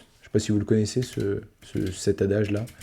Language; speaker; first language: French; native; French